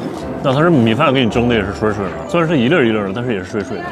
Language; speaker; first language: Chinese; native; Chinese